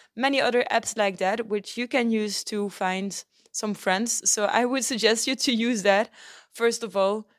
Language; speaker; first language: English; non-native, fluent; Dutch